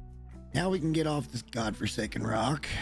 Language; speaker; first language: English; native; English